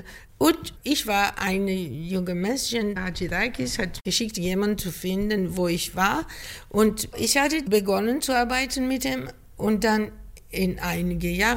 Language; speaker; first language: German; non-native, fluent; Greek